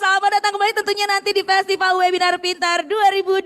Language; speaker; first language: Indonesian; native; Indonesian